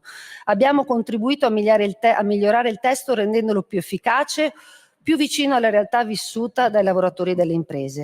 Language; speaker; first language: Italian; native; Italian